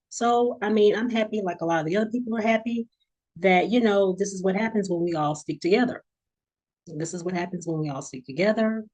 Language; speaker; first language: English; native; English